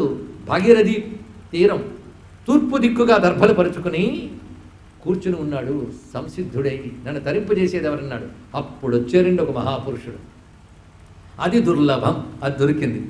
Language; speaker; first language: Telugu; native; Telugu